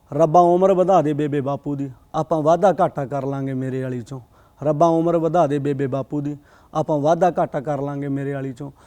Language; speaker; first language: Punjabi; native; Punjabi